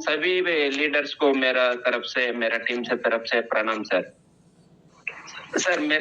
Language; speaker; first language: Hindi; non-native, local second language; Kannada